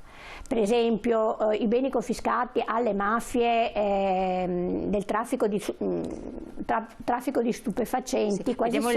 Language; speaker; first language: Italian; native; Italian